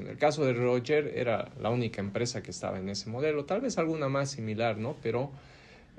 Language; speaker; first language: Spanish; native; Spanish